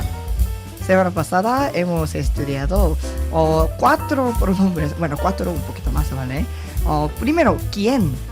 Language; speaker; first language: Spanish; non-native, learner; Korean